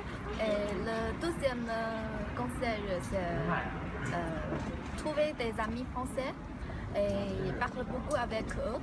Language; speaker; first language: French; non-native, learner; Chinese